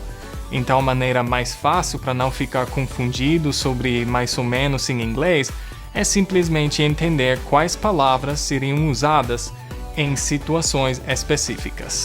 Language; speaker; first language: Portuguese; non-native, fluent; English